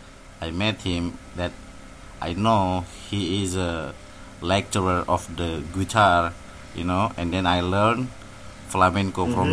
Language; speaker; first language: English; non-native, learner; Indonesian